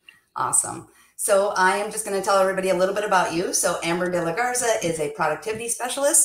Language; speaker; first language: English; native; English